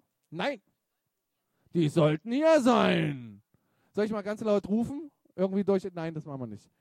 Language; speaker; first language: German; native; German